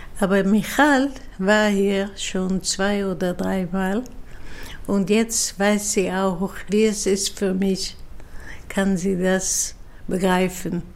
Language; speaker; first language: German; non-native, fluent; Dutch